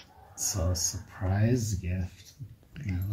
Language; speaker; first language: English; non-native, learner; Nepali